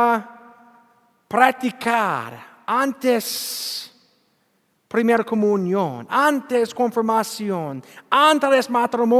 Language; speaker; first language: Spanish; non-native, learner; English